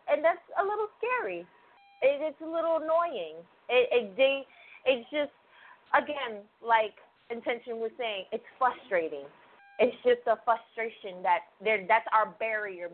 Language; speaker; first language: English; early bilingual, other home language; Spanish